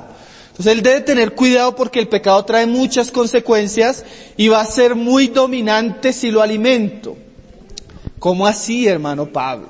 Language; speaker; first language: Spanish; native; Spanish